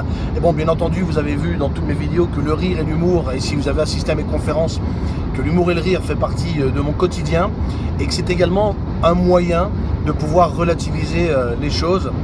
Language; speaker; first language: French; native; French